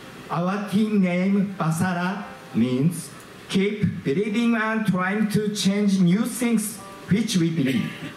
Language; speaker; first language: English; non-native, learner; Japanese